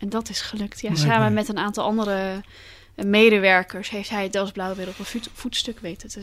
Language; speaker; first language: Dutch; native; Dutch